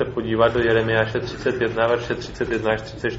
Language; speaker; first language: Czech; native; Czech